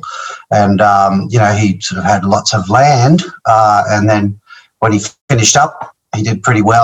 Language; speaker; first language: English; native; English